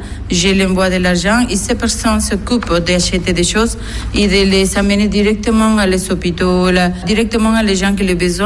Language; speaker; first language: French; non-native, learner; Spanish